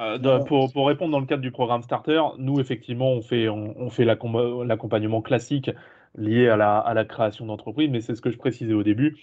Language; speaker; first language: French; native; French